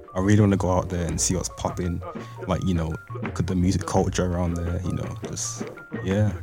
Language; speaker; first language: English; native; English